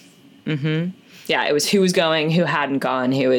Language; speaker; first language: English; native; English